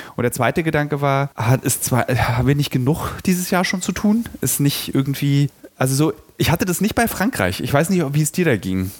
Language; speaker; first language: German; native; German